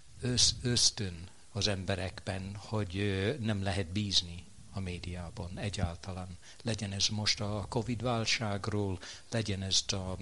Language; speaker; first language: Hungarian; non-native, fluent; English